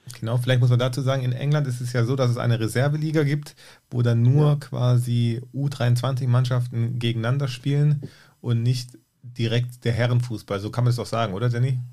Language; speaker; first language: German; native; German